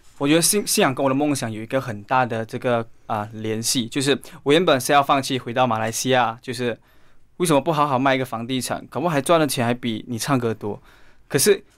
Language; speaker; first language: Chinese; native; Chinese